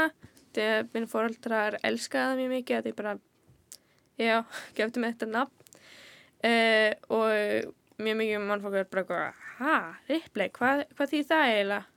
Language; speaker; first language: Icelandic; early bilingual, heritage; Icelandic